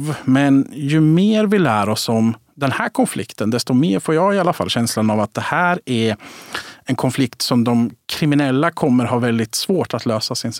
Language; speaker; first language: Swedish; native; Swedish